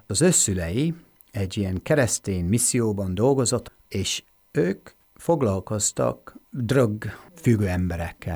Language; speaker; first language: Hungarian; non-native, fluent; English